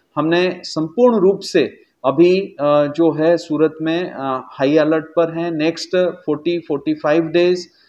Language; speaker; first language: Hindi; non-native, local second language; Gujarati